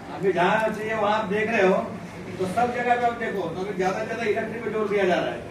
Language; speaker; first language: Hindi; non-native, local second language; Marathi